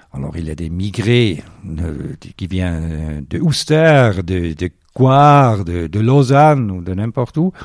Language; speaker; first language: French; non-native, local second language; Swiss German